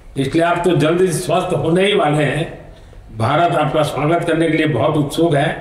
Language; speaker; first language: Hindi; non-native, local second language; Gujarati